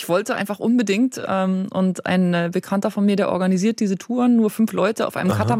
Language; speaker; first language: German; native; German